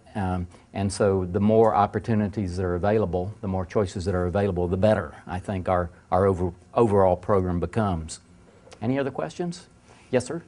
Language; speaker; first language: English; native; English